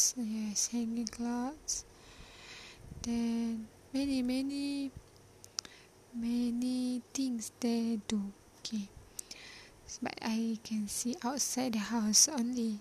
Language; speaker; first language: English; non-native, learner; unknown